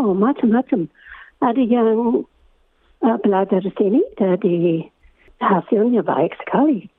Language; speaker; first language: Indonesian; non-native, fluent; English